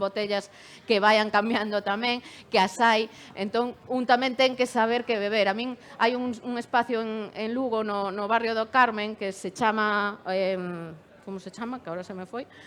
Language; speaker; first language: Spanish; native; Spanish